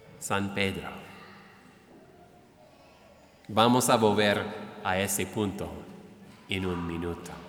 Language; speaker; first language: Spanish; non-native, fluent; English